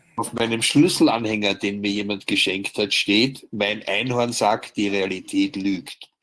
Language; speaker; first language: German; native; German